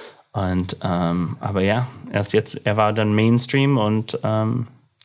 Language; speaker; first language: German; non-native, fluent; English